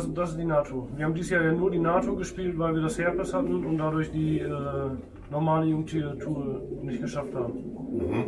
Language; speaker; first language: German; native; German